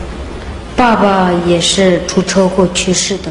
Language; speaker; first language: Chinese; non-native, local second language; Mongolian